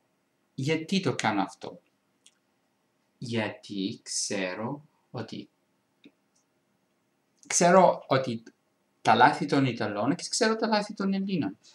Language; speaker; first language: Greek; non-native, fluent; Italian